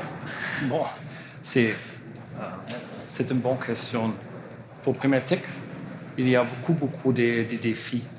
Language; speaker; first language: French; non-native, learner; German